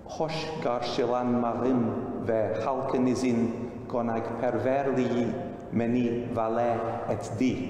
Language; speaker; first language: Azerbaijani; non-native, fluent; English